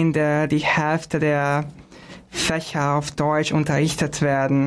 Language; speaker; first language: German; non-native, fluent; Hungarian